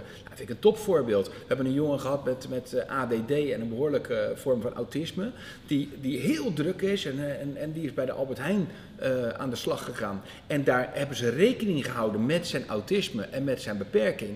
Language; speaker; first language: Dutch; native; Dutch